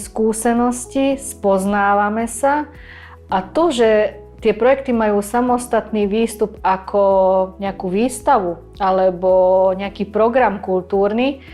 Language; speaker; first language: Slovak; native; Slovak